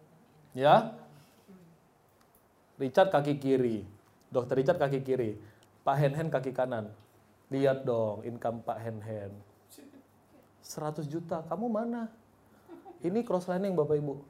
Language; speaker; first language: Indonesian; native; Indonesian